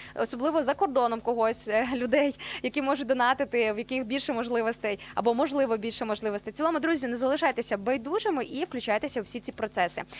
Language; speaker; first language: Ukrainian; native; Ukrainian